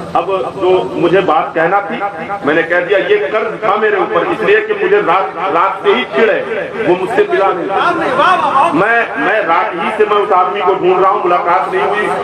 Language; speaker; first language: Urdu; native; Urdu